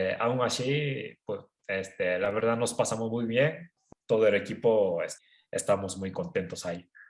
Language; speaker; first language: Spanish; non-native, fluent; Japanese